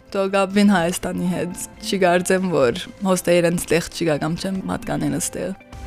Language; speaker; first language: Armenian; early bilingual, heritage; Armenian